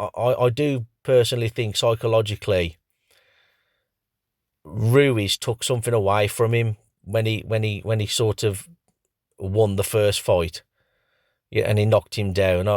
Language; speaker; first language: English; native; English